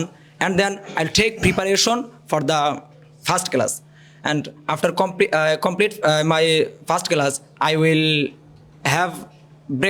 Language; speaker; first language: English; non-native, learner; Bangla